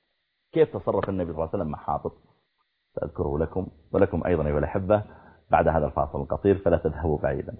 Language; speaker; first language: Arabic; native; Arabic